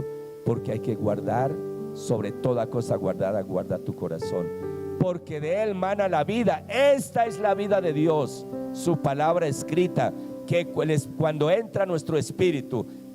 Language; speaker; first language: Spanish; native; Spanish